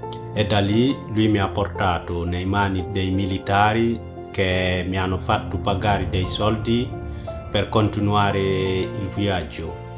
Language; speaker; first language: Italian; non-native, fluent; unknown